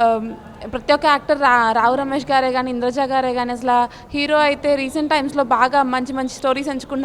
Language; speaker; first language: Telugu; native; Telugu